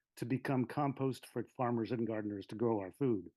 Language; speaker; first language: English; native; English